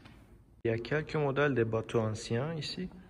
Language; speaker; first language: French; non-native, learner; Turkish